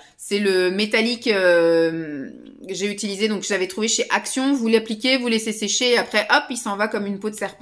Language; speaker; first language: French; native; French